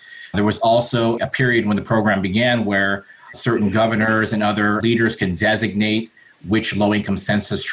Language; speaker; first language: English; native; English